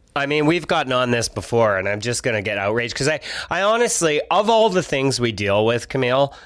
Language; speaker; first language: English; native; English